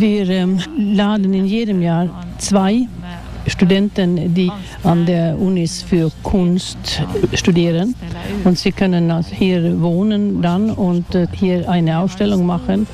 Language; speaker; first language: German; non-native, fluent; Swedish